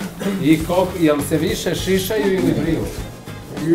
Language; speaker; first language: Serbian; native; Serbian